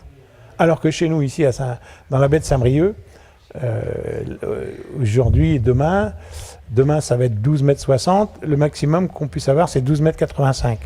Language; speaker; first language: French; native; French